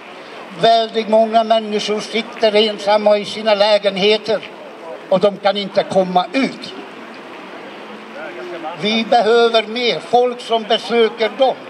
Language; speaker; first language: Swedish; non-native, fluent; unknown